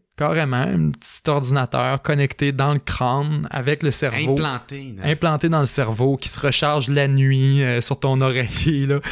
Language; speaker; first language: French; native; French